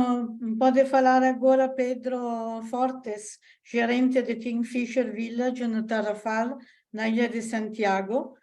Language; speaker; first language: Portuguese; non-native, learner; Italian